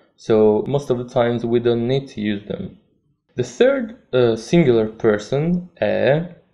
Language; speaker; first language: English; non-native, fluent; Italian